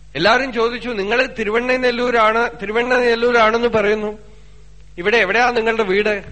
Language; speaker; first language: Malayalam; native; Malayalam